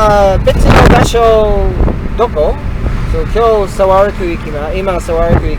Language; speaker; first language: Japanese; non-native, learner; English